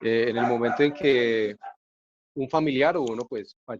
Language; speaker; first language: Spanish; native; Spanish